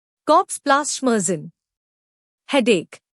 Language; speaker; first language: German; non-native, fluent; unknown